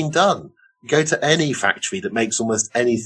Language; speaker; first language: English; native; English